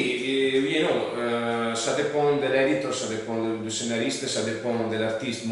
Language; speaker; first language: French; non-native, learner; Italian